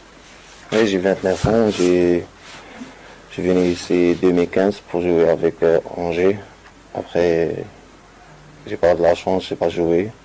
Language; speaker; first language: French; non-native, learner; Arabic